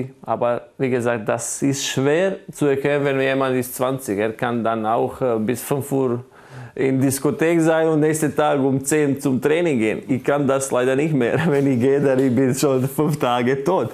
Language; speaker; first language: German; non-native, fluent; Croatian